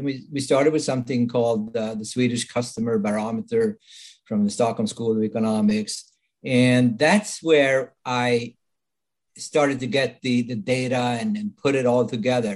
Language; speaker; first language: English; non-native, fluent; Swedish